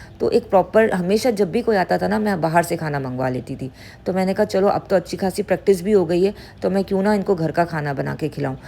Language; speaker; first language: Urdu; native; Urdu